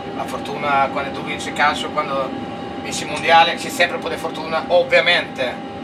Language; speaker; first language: Italian; non-native, learner; Swedish